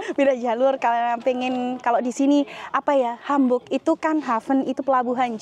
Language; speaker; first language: Indonesian; native; Indonesian